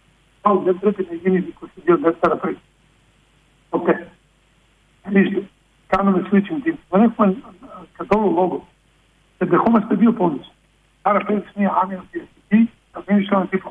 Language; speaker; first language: Greek; non-native, fluent; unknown